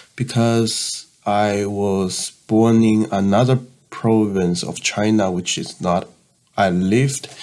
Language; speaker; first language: English; non-native, learner; Chinese